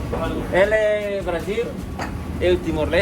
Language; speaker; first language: Portuguese; non-native, local second language; Tetum